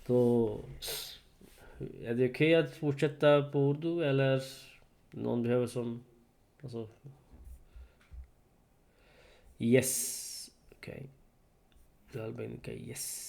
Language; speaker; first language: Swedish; non-native, learner; Urdu